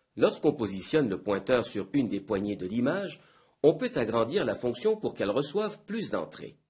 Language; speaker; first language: French; native; French